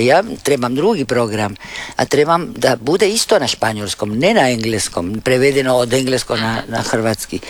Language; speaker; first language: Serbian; early bilingual, heritage; Spanish